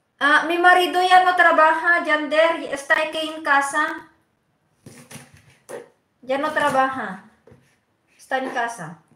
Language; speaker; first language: Spanish; non-native, fluent; Filipino